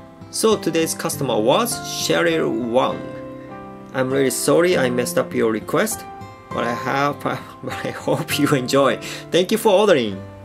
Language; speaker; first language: English; non-native, fluent; Japanese